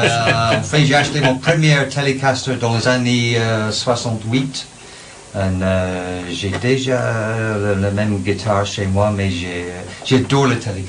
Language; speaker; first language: French; non-native, learner; English